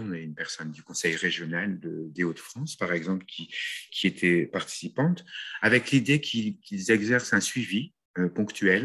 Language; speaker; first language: French; native; French